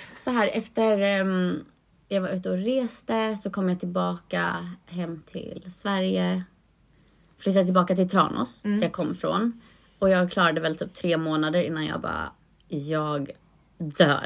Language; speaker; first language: Swedish; native; Swedish